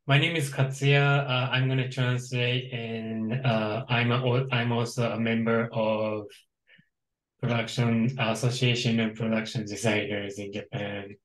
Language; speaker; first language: English; non-native, local second language; Japanese